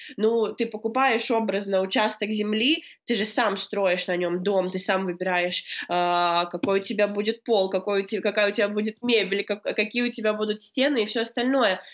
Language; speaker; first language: Russian; native; Russian